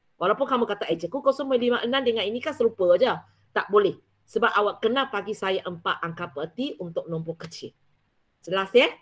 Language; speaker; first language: Malay; non-native, local second language; Chinese